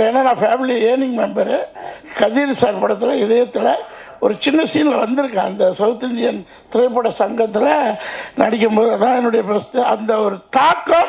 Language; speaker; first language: Tamil; native; Tamil